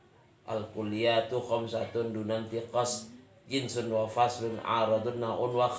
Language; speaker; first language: Arabic; non-native, fluent; Indonesian